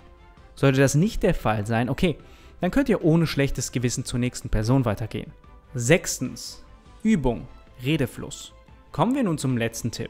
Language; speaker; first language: German; native; German